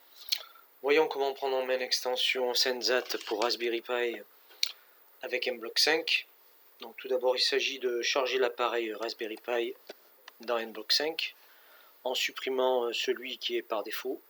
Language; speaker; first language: French; native; French